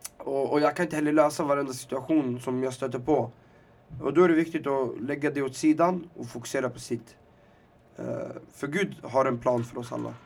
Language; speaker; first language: Swedish; early bilingual, other home language; Arabic